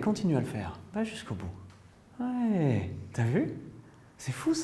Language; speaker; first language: French; native; French